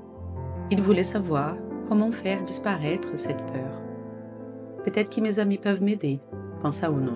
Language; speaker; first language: French; non-native, fluent; Portuguese